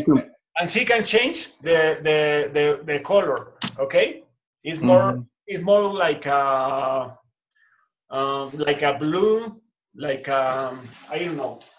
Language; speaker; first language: English; non-native, learner; Spanish